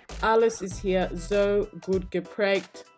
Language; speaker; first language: German; non-native, learner; English